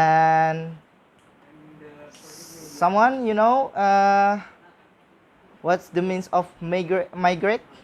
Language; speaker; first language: English; non-native, learner; Indonesian